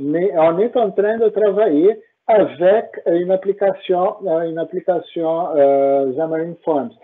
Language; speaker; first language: French; non-native, fluent; Portuguese